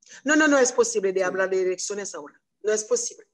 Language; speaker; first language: Spanish; non-native, learner; Haitian Creole